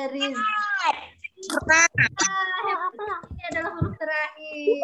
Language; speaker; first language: Indonesian; native; Indonesian